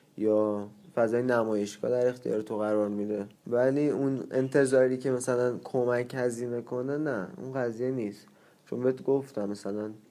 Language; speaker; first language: Persian; native; Persian